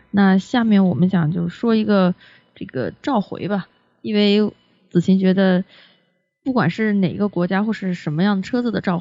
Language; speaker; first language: Chinese; native; Chinese